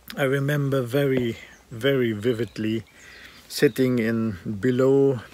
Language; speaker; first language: English; non-native, fluent; German